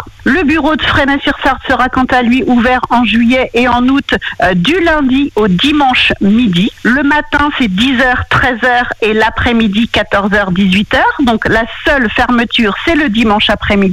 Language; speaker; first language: French; native; French